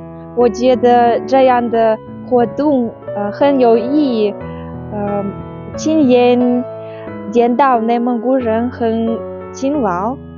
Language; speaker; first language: Chinese; non-native, learner; Russian